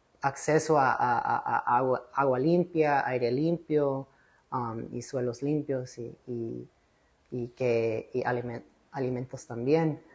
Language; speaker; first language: Spanish; early bilingual, heritage; English